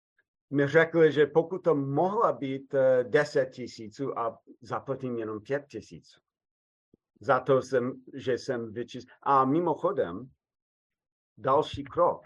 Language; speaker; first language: Czech; non-native, fluent; English